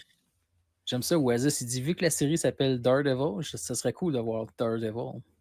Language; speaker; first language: French; native; French